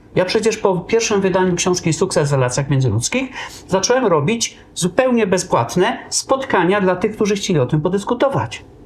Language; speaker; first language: Polish; native; Polish